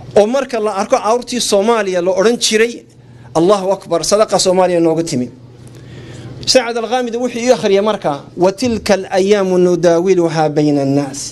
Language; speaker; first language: Somali; early bilingual, heritage; Somali